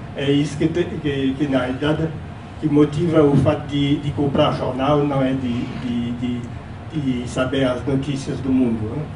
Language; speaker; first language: Portuguese; non-native, fluent; French